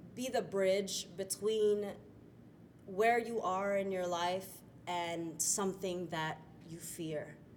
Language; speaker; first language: English; native; English